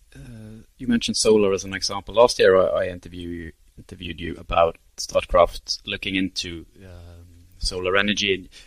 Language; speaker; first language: English; non-native, fluent; Norwegian